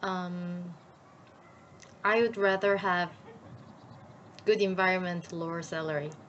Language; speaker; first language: English; non-native, learner; Korean